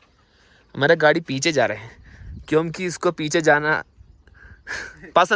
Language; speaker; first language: Hindi; non-native, local second language; Malayalam